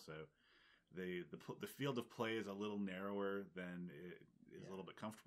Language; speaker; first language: English; native; English